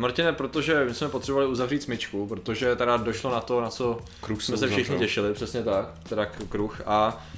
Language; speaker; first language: Czech; native; Czech